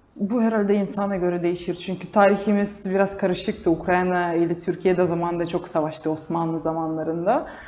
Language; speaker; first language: Turkish; non-native, fluent; Russian